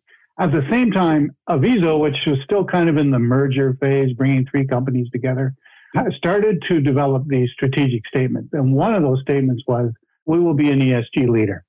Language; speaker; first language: English; native; English